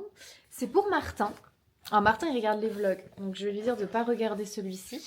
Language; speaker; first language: French; native; French